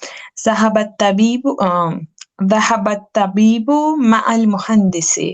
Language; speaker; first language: Arabic; non-native, learner; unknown